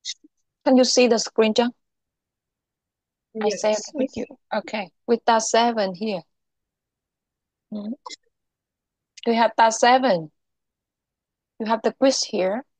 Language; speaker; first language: English; non-native, local second language; Vietnamese